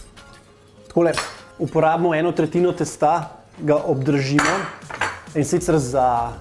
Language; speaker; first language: Slovenian; native; Slovenian